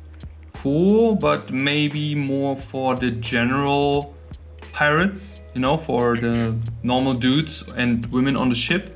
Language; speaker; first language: English; non-native, fluent; German